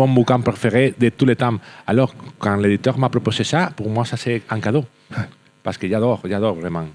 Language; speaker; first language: French; non-native, learner; Spanish